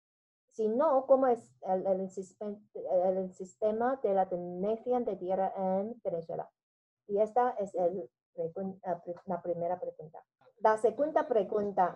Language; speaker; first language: Spanish; non-native, learner; Chinese